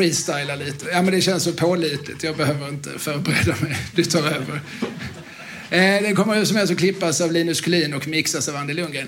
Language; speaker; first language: Swedish; native; Swedish